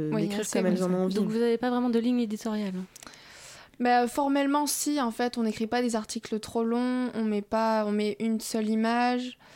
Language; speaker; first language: French; non-native, fluent; Russian